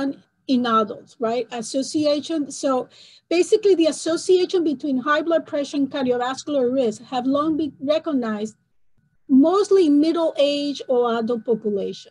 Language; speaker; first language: English; non-native, fluent; Spanish